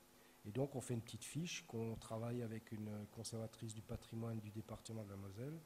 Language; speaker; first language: French; native; French